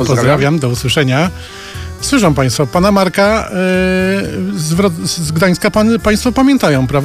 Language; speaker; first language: Polish; native; Polish